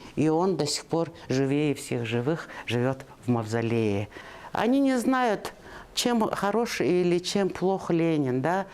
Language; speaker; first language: Russian; non-native, fluent; Mongolian